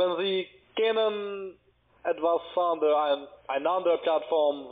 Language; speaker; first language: German; non-native, learner; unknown